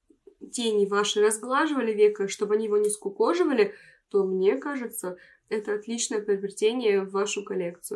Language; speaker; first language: Russian; native; Russian